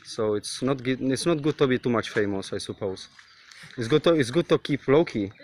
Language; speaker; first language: English; non-native, fluent; Czech